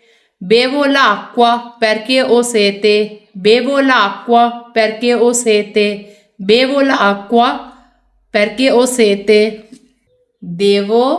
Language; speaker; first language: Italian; non-native, fluent; Urdu